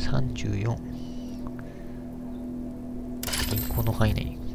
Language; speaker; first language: Japanese; native; Japanese